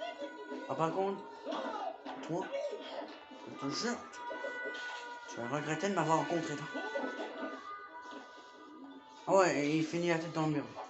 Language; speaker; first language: French; native; French